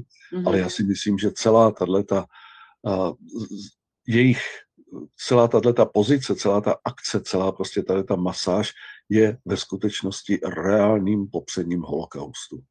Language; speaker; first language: Czech; native; Czech